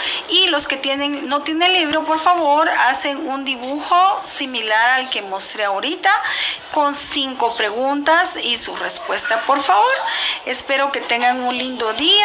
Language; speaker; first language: Spanish; non-native, local second language; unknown